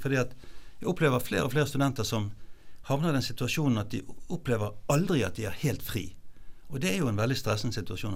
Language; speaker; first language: Norwegian; native; Norwegian